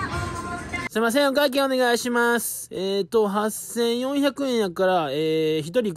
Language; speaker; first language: Japanese; native; Japanese